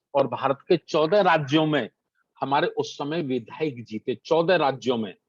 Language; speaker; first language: Hindi; native; Hindi